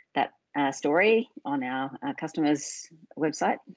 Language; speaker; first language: English; native; English